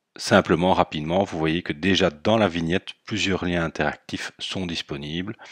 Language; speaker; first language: French; native; French